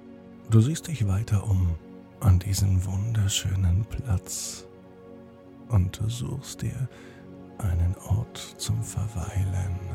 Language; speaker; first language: German; native; German